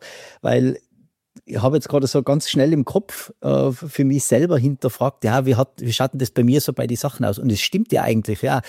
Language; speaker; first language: German; native; German